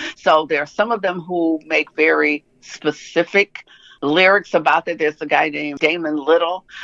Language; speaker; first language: English; native; English